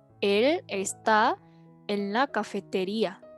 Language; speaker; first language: Spanish; non-native, fluent; Korean